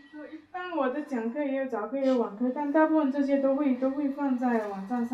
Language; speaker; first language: Chinese; native; Chinese